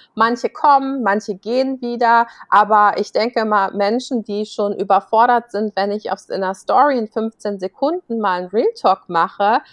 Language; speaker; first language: German; native; German